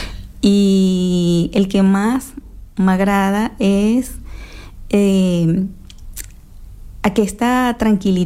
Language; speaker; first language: Catalan; non-native, local second language; Spanish